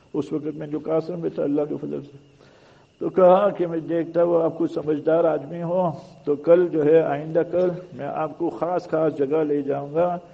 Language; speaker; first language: Urdu; native; Urdu